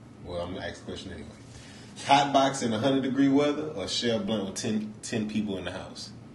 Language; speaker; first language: English; native; English